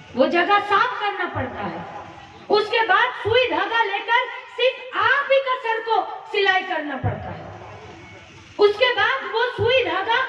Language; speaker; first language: Hindi; non-native, local second language; Bangla